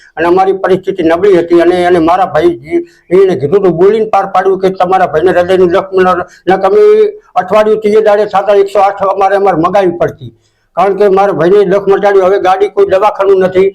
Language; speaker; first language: Gujarati; native; Gujarati